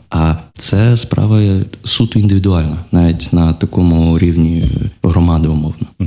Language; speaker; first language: Ukrainian; non-native, local second language; Russian